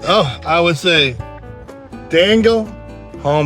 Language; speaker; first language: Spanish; non-native, learner; English